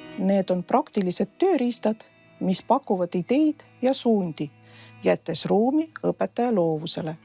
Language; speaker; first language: Estonian; non-native, local second language; Russian